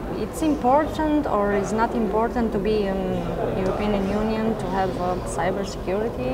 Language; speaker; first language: English; non-native, learner; Romanian